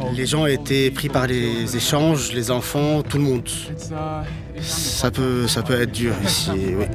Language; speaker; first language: French; non-native, fluent; English